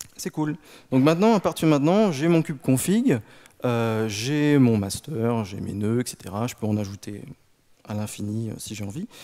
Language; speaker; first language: French; native; French